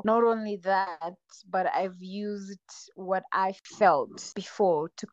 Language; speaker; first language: English; non-native, local second language; Kinyarwanda